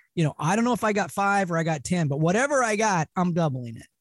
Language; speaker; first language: English; native; English